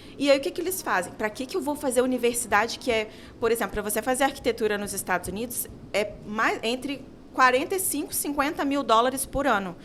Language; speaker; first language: Portuguese; native; Portuguese